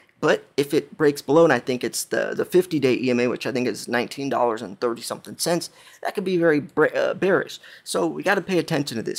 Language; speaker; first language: English; native; English